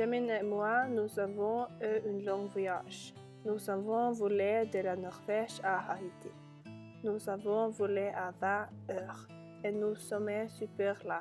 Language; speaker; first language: French; non-native, learner; Norwegian